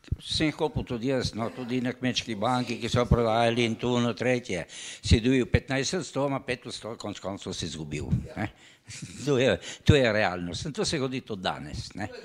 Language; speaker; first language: Slovenian; native; Slovenian